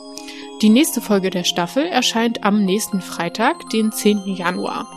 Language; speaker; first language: German; native; German